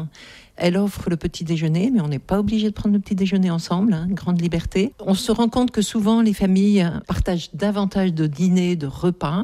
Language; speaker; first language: French; native; French